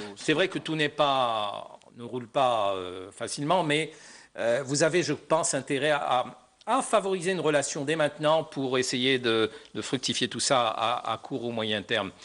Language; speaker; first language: French; non-native, local second language; Arabic